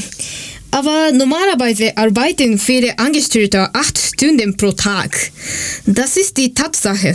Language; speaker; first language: German; non-native, fluent; Japanese